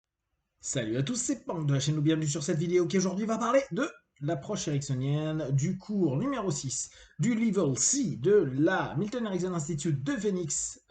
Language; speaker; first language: French; native; French